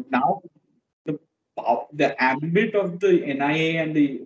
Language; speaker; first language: English; non-native, local second language; Bangla